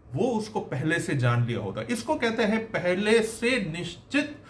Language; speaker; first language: Hindi; native; Hindi